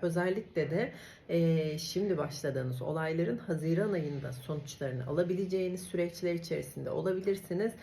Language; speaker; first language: Turkish; native; Turkish